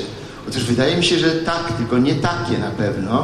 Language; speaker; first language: Polish; native; Polish